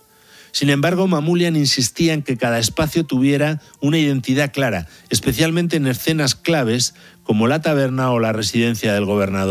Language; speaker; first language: Spanish; native; Spanish